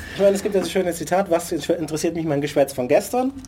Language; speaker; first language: German; native; German